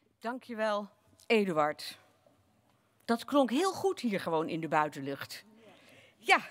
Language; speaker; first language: Dutch; native; Dutch